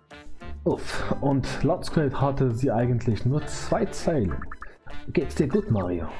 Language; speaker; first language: German; native; German